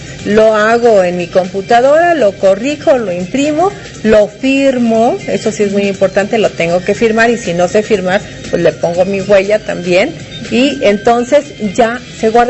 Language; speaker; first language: Spanish; native; Spanish